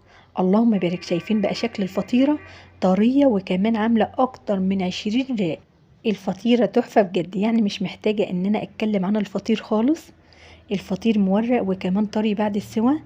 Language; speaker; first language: Arabic; native; Arabic